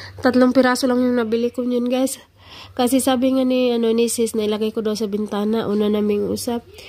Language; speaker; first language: Filipino; non-native, local second language; Cebuano